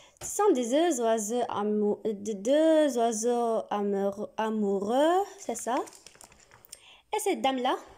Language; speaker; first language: French; non-native, learner; Arabic